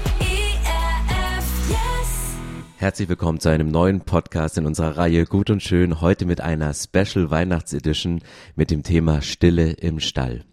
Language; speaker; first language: German; native; German